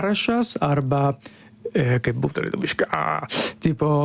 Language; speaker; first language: Lithuanian; non-native, learner; Italian